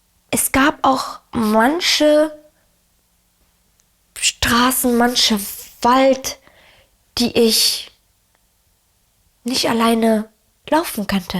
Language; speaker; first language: German; early bilingual, other home language; Arabic